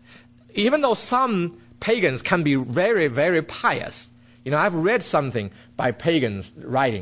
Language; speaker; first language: English; non-native, fluent; Chinese